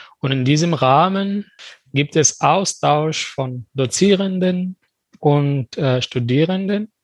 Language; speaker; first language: German; non-native, fluent; French